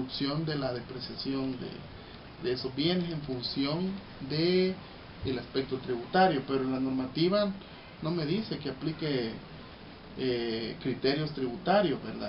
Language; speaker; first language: Spanish; native; Spanish